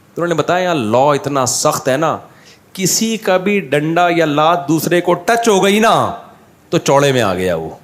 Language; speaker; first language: Urdu; native; Urdu